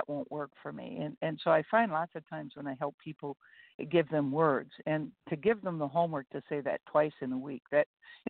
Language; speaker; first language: English; native; English